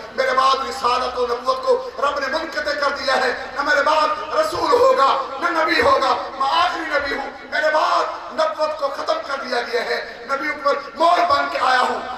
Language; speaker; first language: Urdu; non-native, local second language; Saraiki